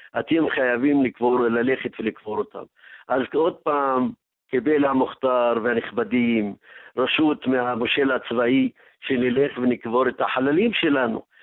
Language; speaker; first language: Hebrew; non-native, local second language; Arabic